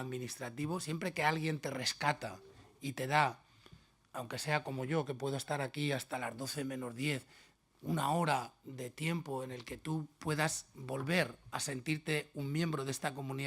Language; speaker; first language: Spanish; native; Spanish